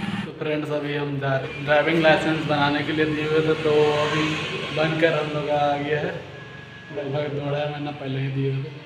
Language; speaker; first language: Hindi; native; Hindi